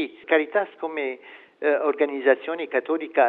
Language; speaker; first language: Italian; non-native, fluent; Arabic